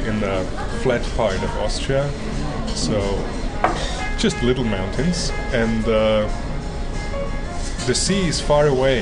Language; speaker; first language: English; non-native, fluent; German